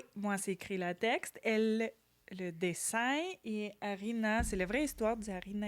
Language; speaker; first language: French; non-native, learner; Ukrainian